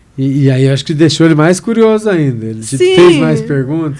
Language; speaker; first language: Portuguese; native; Portuguese